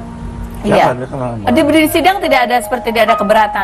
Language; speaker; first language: Indonesian; native; Indonesian